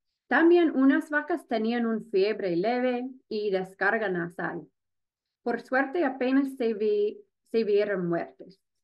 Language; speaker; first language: Spanish; non-native, fluent; English